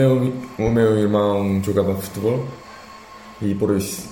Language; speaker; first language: Portuguese; non-native, learner; Korean